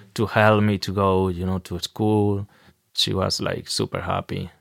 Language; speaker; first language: English; non-native, fluent; Spanish